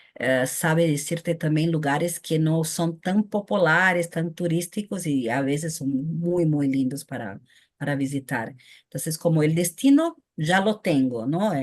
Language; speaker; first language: Spanish; non-native, fluent; Portuguese